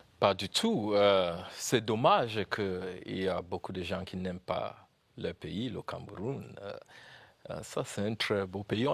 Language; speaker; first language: French; non-native, local second language; English